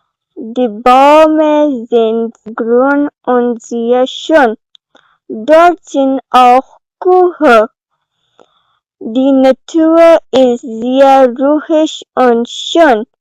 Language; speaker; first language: German; non-native, learner; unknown